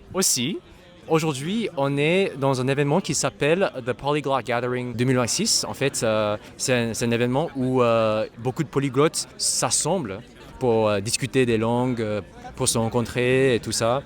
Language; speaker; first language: French; non-native, fluent; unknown